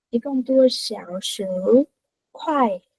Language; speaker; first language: Chinese; non-native, learner; Vietnamese